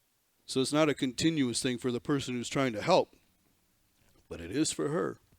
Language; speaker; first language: English; native; English